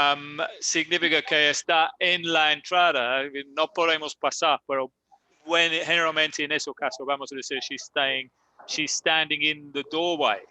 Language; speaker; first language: Spanish; non-native, learner; English